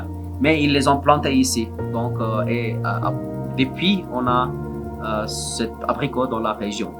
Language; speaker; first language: French; non-native, fluent; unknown